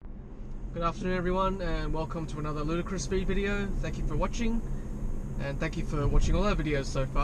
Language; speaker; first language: English; native; English